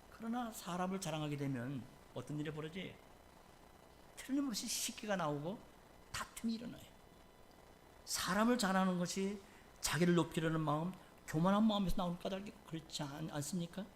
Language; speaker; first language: Korean; native; Korean